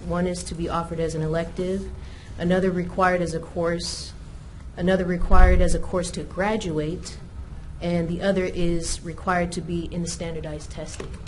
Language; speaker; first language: English; native; English